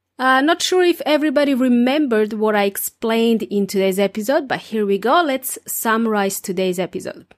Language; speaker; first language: English; non-native, fluent; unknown